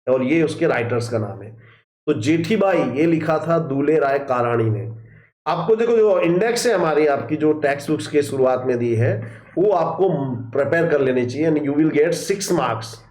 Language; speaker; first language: Hindi; non-native, local second language; Gujarati